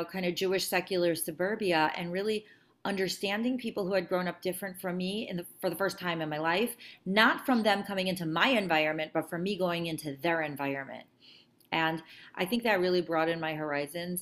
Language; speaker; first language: English; native; English